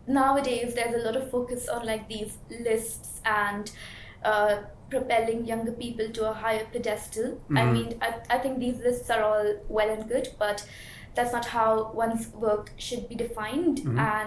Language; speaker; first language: English; non-native, local second language; Hindi